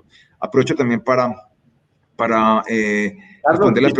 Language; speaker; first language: Spanish; native; Spanish